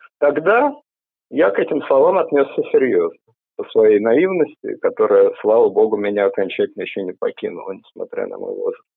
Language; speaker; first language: Russian; native; Russian